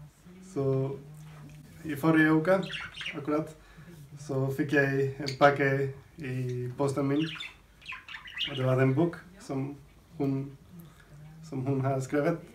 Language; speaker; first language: Norwegian; non-native, fluent; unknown